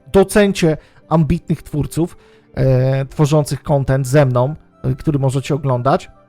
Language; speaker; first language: Polish; native; Polish